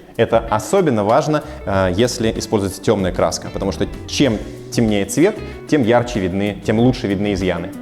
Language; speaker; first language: Russian; native; Russian